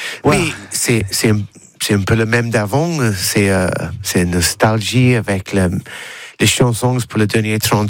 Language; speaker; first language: French; non-native, learner; English